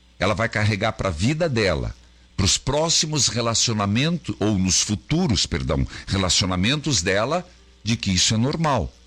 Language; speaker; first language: Portuguese; native; Portuguese